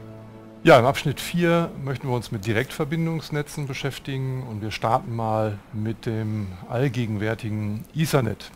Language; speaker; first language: German; native; German